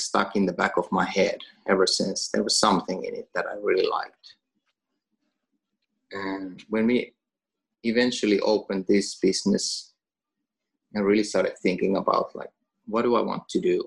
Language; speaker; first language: English; non-native, fluent; Finnish